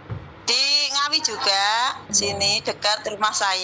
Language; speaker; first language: Indonesian; non-native, local second language; Javanese